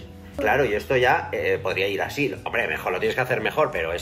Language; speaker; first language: Spanish; native; Spanish